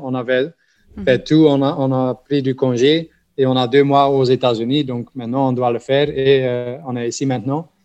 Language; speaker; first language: French; non-native, local second language; Dutch